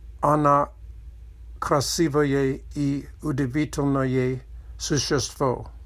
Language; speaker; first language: Russian; non-native, learner; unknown